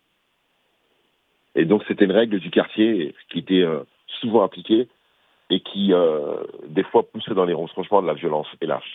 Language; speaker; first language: French; early bilingual, other home language; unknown